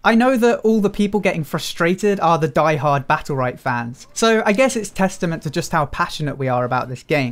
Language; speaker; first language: English; native; English